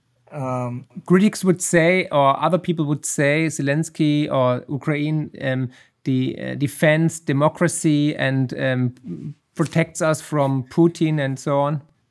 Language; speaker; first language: English; non-native, fluent; German